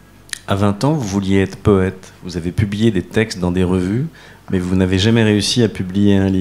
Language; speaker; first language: French; native; French